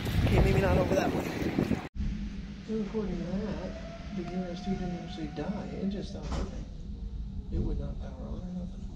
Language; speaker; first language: English; native; English